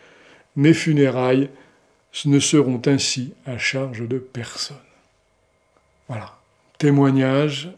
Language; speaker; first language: French; native; French